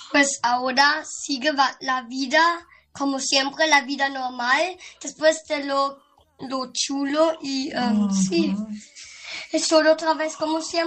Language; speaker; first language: Spanish; early bilingual, heritage; Spanish